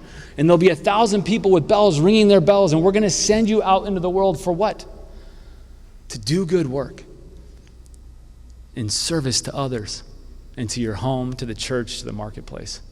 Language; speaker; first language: English; native; English